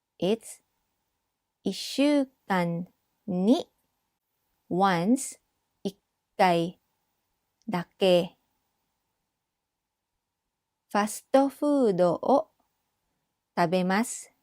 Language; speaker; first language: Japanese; non-native, fluent; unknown